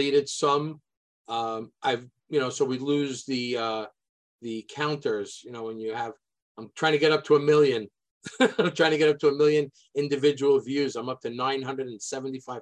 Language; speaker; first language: English; native; English